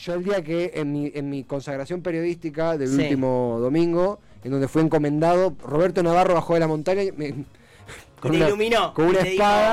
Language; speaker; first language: Spanish; native; Spanish